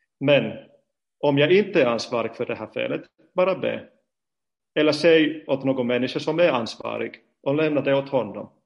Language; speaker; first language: Swedish; non-native, fluent; Finnish